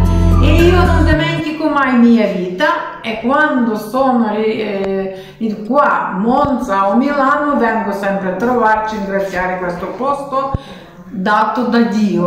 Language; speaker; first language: Italian; non-native, learner; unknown